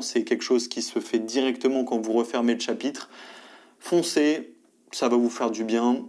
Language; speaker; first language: French; native; French